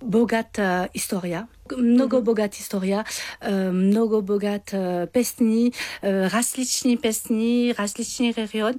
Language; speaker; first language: Bulgarian; non-native, learner; Chinese